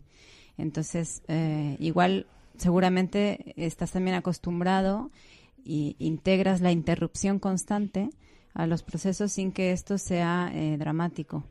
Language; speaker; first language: Spanish; native; Spanish